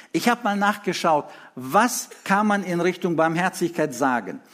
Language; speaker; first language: German; early bilingual, other home language; Russian